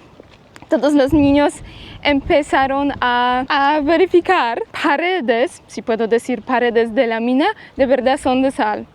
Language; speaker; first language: Spanish; non-native, fluent; Polish